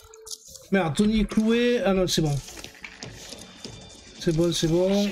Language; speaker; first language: French; native; French